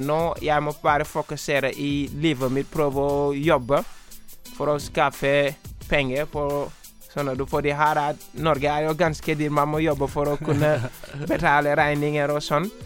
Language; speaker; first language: Norwegian; non-native, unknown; Wolof